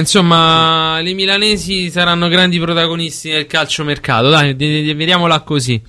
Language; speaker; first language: Italian; native; Italian